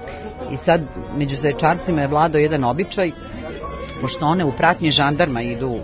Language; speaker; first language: Serbian; native; Serbian